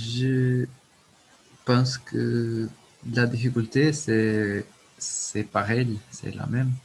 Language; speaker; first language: French; non-native, learner; Portuguese